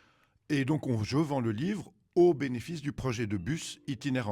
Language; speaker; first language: French; native; French